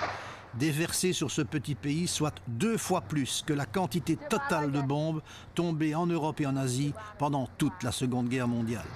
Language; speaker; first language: French; native; French